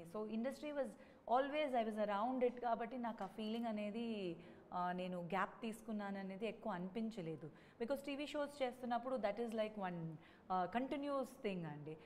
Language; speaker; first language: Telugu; non-native, local second language; Tamil